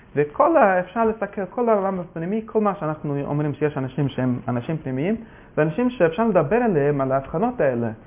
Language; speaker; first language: Hebrew; non-native, fluent; Yiddish